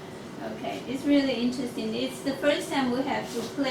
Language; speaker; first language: English; non-native, local second language; Chinese